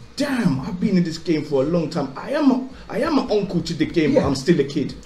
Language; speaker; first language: English; native; English